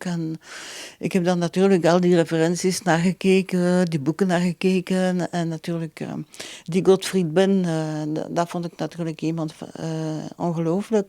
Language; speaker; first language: Dutch; non-native, local second language; French